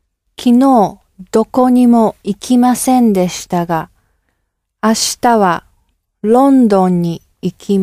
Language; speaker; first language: Japanese; non-native, learner; English